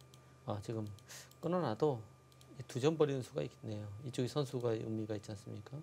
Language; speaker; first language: Korean; native; Korean